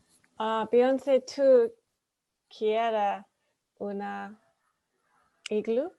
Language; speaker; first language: Spanish; non-native, learner; English